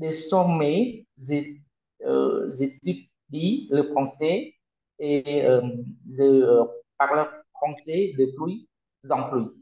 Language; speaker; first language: French; non-native, learner; Khmer